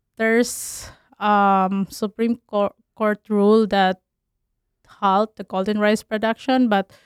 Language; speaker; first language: English; non-native, local second language; Cebuano